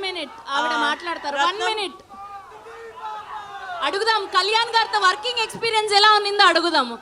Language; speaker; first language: Telugu; native; Telugu